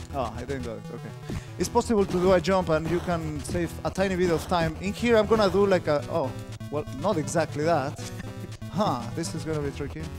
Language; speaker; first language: English; non-native, fluent; Spanish